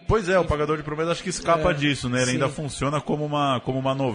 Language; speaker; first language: Portuguese; native; Portuguese